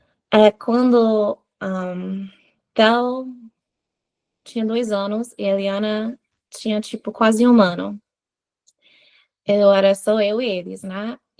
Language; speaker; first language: Portuguese; non-native, fluent; English